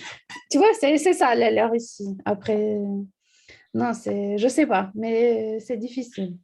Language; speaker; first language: French; non-native, fluent; Russian